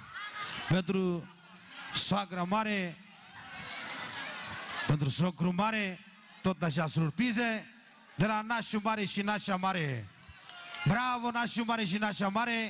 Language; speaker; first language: Romanian; non-native, local second language; Turkish